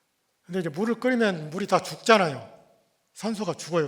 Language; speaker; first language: Korean; native; Korean